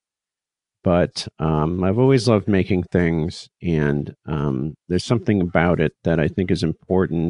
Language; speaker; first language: English; native; English